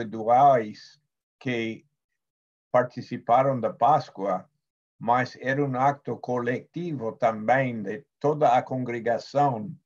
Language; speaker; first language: Portuguese; non-native, fluent; Spanish